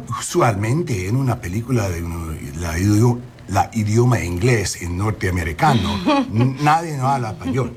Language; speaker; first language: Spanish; early bilingual, heritage; English